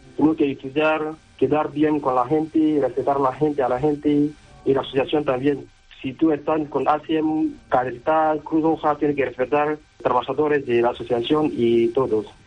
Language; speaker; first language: Spanish; non-native, learner; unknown